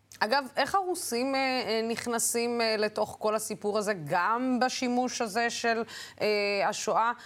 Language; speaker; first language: Hebrew; non-native, local second language; Arabic